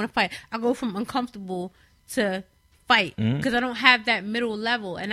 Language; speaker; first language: English; native; English